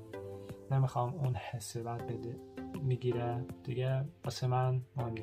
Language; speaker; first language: Persian; early bilingual, heritage; Persian